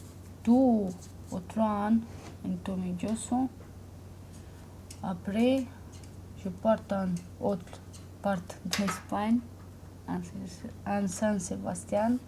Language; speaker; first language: French; non-native, learner; Romanian